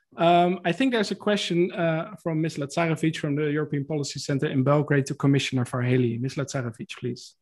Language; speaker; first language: English; non-native, fluent; Dutch